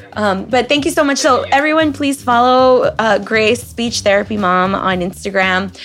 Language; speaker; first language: English; early bilingual, other home language; Spanish